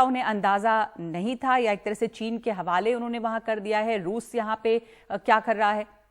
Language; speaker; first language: Hindi; native; Hindi